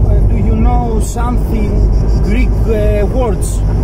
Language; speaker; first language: English; non-native, learner; Greek